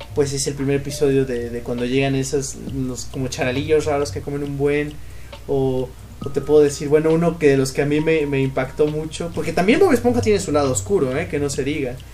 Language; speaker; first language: Spanish; native; Spanish